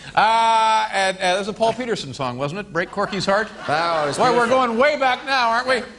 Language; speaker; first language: English; native; English